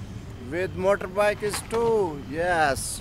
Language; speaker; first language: English; non-native, learner; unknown